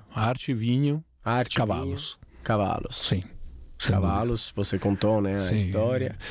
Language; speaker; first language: Portuguese; non-native, fluent; Italian